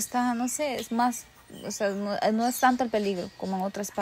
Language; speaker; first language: Spanish; native; Spanish